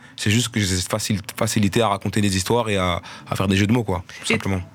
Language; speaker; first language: French; native; French